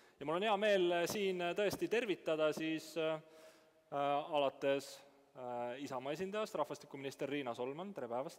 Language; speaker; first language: Estonian; native; Estonian